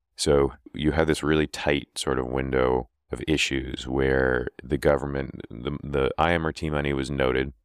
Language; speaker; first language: English; native; English